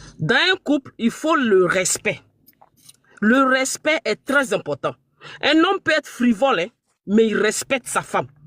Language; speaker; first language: French; non-native, local second language; Mandingo